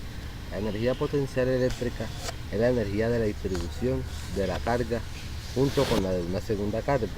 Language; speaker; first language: Spanish; native; Spanish